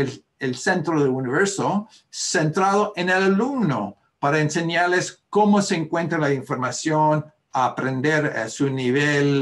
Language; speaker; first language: Spanish; early bilingual, heritage; Spanish